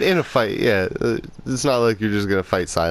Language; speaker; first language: English; native; English